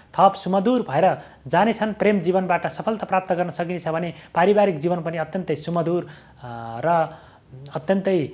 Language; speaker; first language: Nepali; native; Nepali